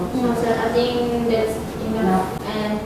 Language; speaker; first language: English; non-native, learner; Indonesian